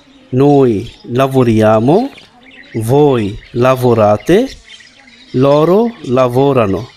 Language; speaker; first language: Italian; non-native, fluent; Bangla